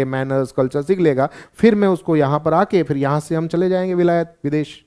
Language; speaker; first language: Hindi; non-native, local second language; Gujarati